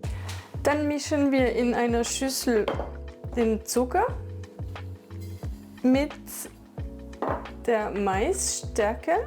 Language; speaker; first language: German; non-native, fluent; French